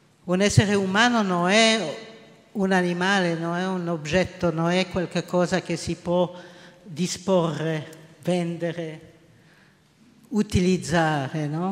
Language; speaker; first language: Italian; non-native, local second language; French